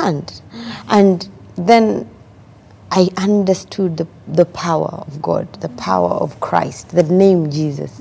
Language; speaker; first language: English; non-native, local second language; Ganda